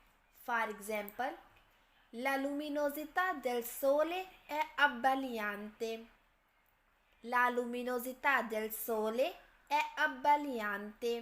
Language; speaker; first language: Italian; non-native, fluent; Urdu